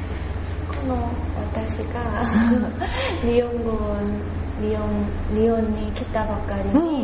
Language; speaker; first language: Japanese; non-native, learner; Korean